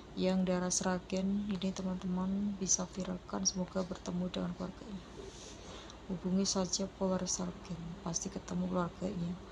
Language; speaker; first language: Indonesian; non-native, local second language; Javanese